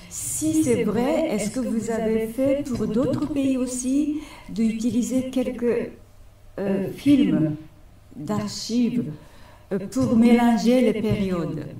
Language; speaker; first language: French; non-native, fluent; Japanese